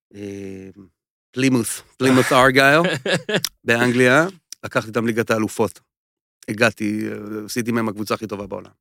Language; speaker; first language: Hebrew; native; Hebrew